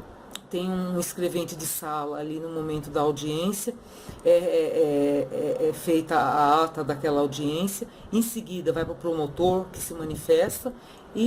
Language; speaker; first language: Portuguese; native; Portuguese